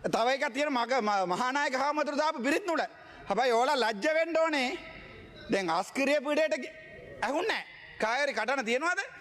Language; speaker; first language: Sinhala; non-native, local second language; Tamil